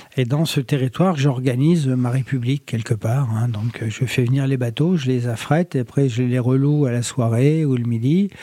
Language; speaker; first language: French; native; French